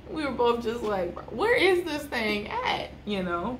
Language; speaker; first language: English; native; English